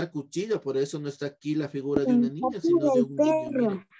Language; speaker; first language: Spanish; native; Spanish